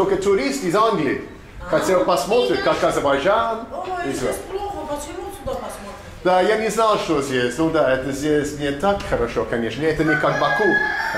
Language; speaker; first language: Russian; non-native, learner; English